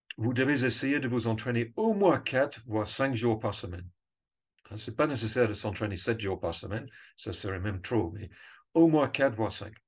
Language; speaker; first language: French; non-native, fluent; English